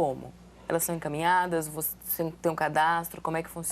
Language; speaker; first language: Portuguese; native; Portuguese